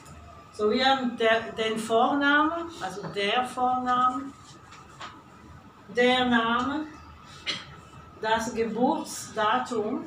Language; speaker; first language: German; non-native, fluent; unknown